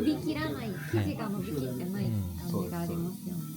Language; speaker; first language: Japanese; native; Japanese